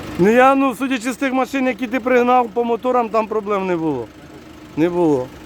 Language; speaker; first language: Ukrainian; native; Ukrainian